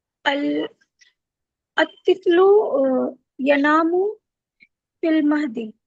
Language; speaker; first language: Arabic; non-native, learner; Urdu